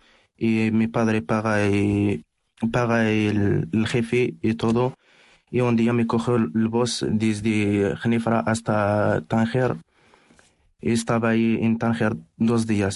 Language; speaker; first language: Spanish; non-native, learner; Arabic